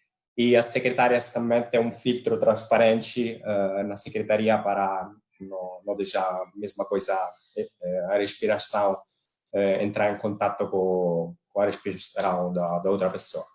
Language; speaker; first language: Portuguese; non-native, fluent; Italian